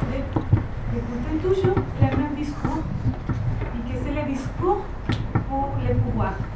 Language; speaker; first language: French; non-native, fluent; Spanish